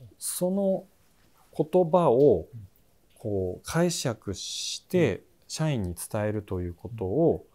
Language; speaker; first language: Japanese; native; Japanese